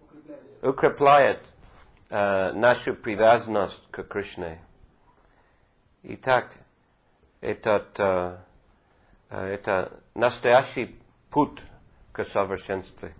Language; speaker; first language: Russian; non-native, fluent; English